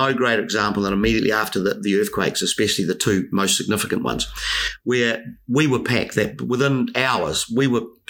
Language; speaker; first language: English; native; English